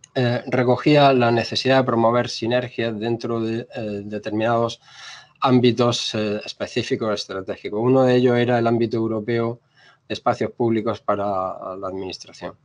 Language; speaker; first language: Spanish; native; Spanish